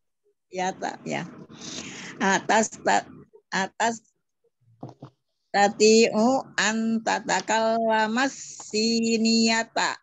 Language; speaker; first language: Arabic; non-native, learner; Indonesian